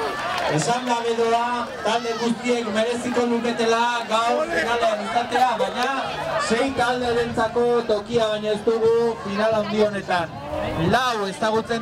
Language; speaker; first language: Basque; native; Basque